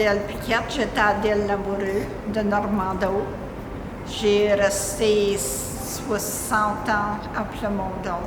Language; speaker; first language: French; native; French